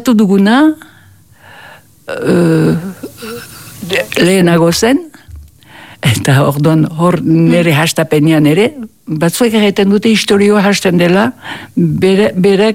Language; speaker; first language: Basque; native; Basque